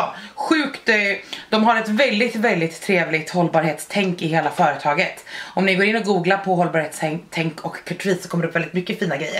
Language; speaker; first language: Swedish; native; Swedish